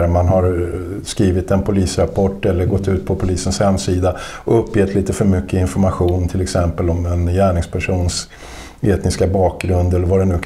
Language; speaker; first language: Swedish; native; Swedish